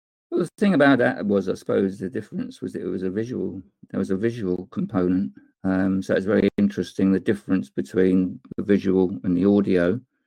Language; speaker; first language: English; native; English